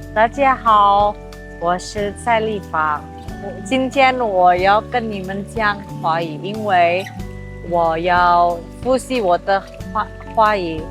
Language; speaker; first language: Chinese; early bilingual, heritage; English